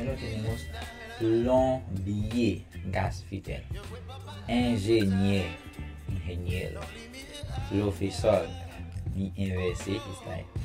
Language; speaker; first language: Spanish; non-native, fluent; Haitian Creole